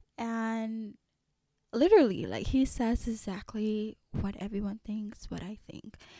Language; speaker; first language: English; early bilingual, other home language; Haitian Creole